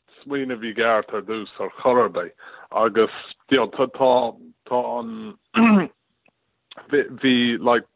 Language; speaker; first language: Irish; non-native, learner; English